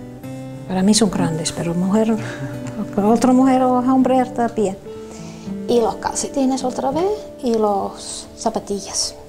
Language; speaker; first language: Spanish; non-native, learner; Finnish